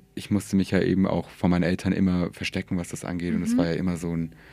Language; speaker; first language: German; early bilingual, other home language; Persian